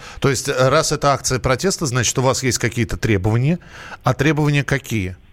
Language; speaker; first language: Russian; native; Russian